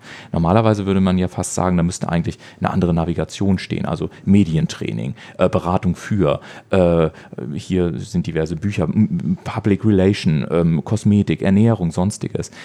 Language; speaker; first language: German; native; German